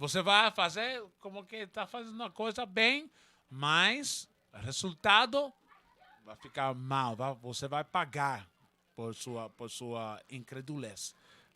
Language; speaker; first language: Portuguese; non-native, learner; Spanish